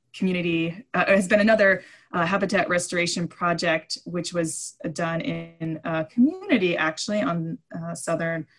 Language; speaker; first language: English; native; English